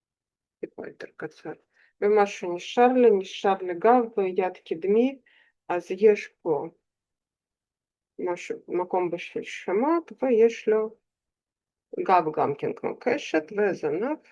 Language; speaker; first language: Hebrew; non-native, fluent; Russian